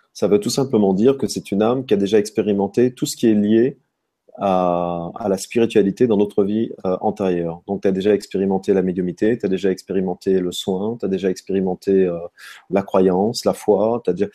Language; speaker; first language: French; native; French